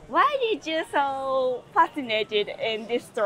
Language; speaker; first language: English; non-native, learner; Japanese